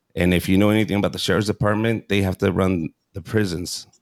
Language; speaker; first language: English; early bilingual, other home language; Spanish